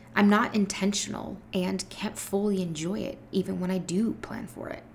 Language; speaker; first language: English; early bilingual, other home language; Spanish